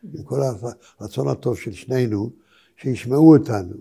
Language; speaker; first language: Hebrew; early bilingual, other home language; Polish